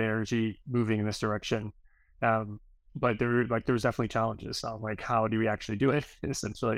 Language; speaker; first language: English; native; English